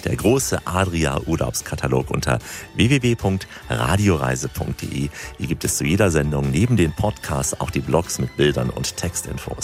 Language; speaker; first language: German; native; German